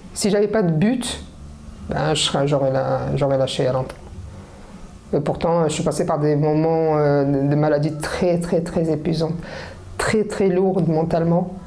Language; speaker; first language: French; early bilingual, other home language; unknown